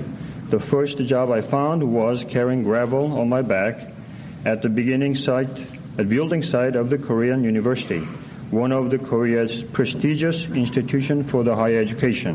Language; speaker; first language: English; non-native, learner; Korean